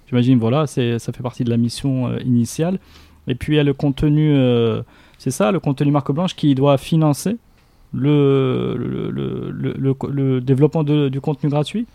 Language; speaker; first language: French; non-native, local second language; Arabic